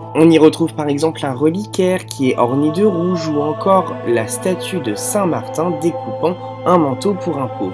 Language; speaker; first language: French; native; French